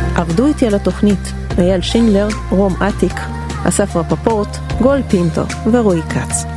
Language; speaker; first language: Hebrew; non-native, fluent; Russian